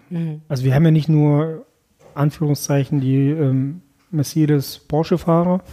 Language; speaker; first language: German; early bilingual, other home language; Russian